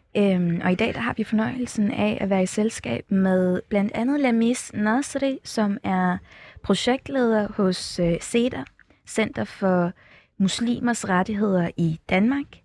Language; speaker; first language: Danish; early bilingual, other home language; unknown